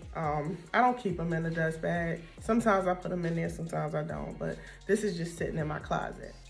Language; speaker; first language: English; native; English